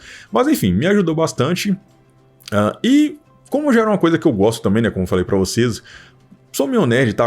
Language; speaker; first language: Portuguese; native; Portuguese